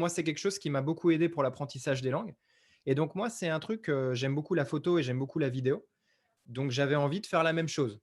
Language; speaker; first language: French; native; French